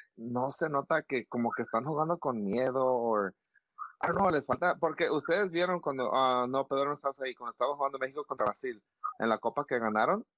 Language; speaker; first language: Spanish; early bilingual, heritage; Spanish